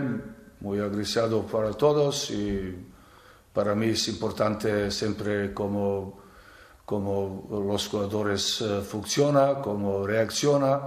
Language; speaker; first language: Spanish; non-native, fluent; Serbian